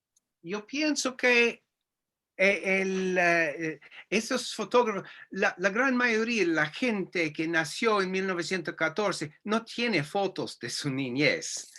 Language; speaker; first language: Spanish; non-native, fluent; English